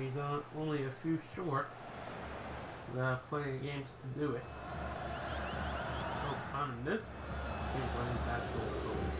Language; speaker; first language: English; native; English